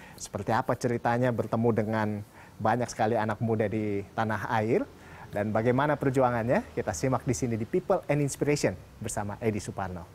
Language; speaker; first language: Indonesian; native; Indonesian